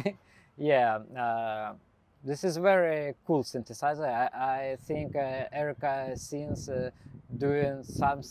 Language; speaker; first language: English; non-native, learner; Belarusian